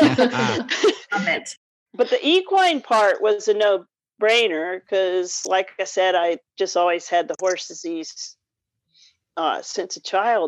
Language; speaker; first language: English; native; English